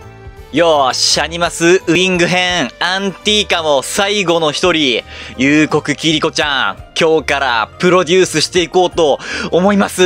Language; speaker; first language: Japanese; native; Japanese